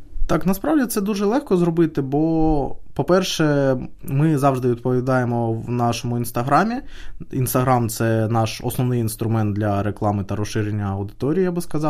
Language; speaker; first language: Ukrainian; native; Ukrainian